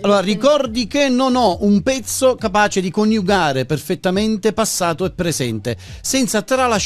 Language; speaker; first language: Italian; native; Italian